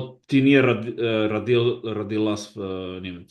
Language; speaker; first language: Russian; non-native, learner; Basque